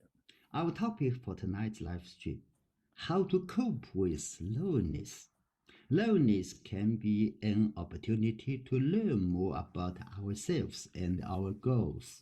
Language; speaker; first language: English; non-native, learner; Chinese